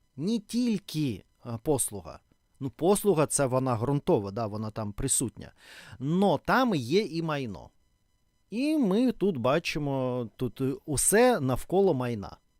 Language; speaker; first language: Ukrainian; non-native, local second language; Russian